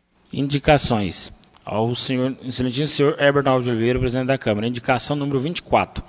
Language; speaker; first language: Portuguese; native; Portuguese